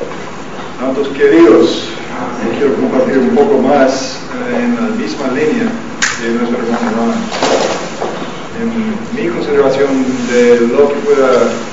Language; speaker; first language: Spanish; non-native, fluent; English